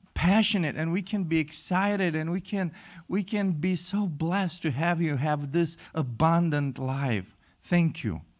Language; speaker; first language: English; non-native, fluent; Romanian